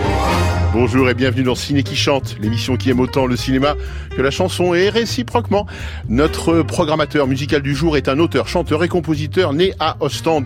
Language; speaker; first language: French; native; French